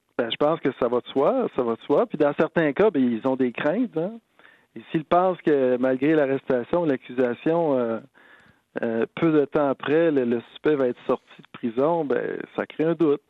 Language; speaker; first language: French; native; French